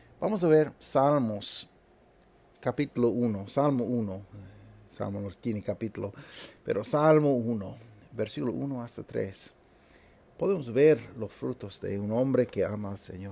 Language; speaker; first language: Spanish; non-native, fluent; English